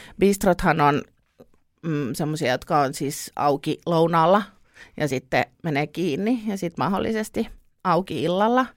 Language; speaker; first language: Finnish; early bilingual, other home language; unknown